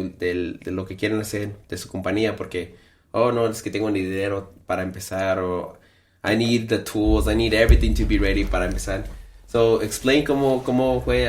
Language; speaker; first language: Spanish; early bilingual, heritage; Spanish